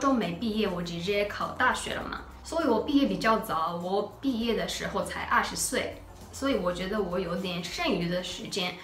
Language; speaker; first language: Chinese; non-native, fluent; Japanese